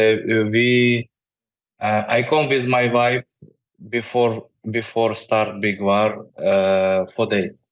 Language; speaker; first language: English; non-native, learner; Ukrainian